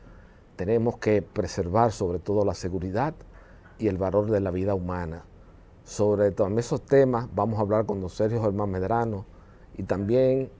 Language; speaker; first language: Spanish; native; Spanish